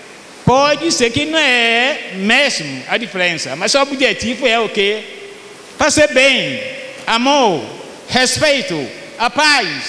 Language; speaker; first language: Portuguese; non-native, fluent; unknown